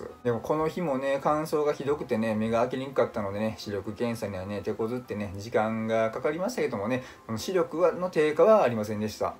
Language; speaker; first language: Japanese; native; Japanese